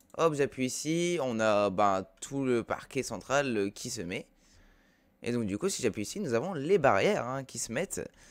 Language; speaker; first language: French; native; French